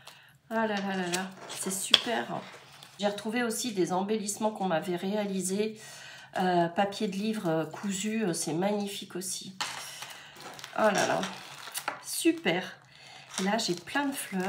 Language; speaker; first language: French; native; French